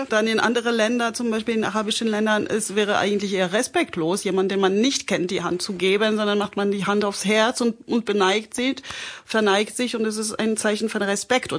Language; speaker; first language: German; non-native, fluent; French